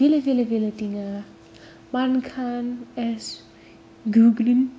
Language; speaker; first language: German; non-native, learner; English